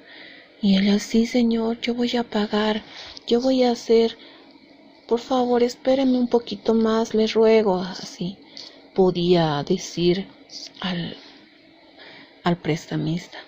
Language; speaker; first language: Spanish; native; Spanish